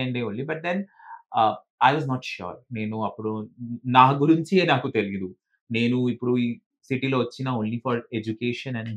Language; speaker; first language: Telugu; non-native, fluent; Bangla